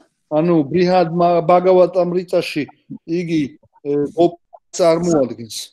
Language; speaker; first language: English; non-native, fluent; Georgian